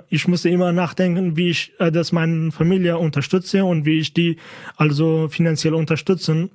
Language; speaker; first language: German; non-native, fluent; Kurdish